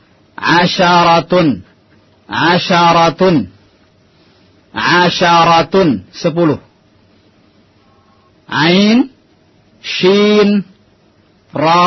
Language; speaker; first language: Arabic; non-native, fluent; Indonesian